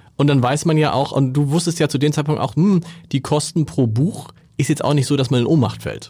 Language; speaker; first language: German; native; German